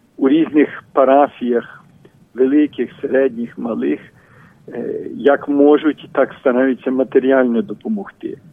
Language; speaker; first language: Ukrainian; early bilingual, heritage; Ukrainian